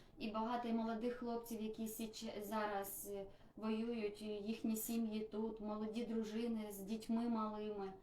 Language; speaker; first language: Ukrainian; native; Ukrainian